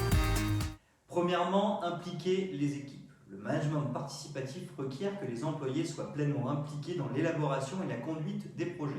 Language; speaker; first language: French; native; French